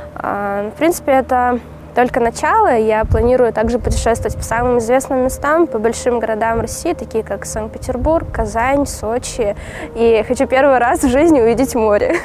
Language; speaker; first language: Russian; non-native, local second language; Uzbek